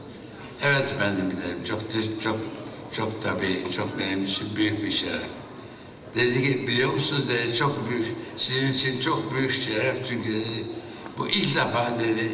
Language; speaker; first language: Turkish; early bilingual, heritage; Turkish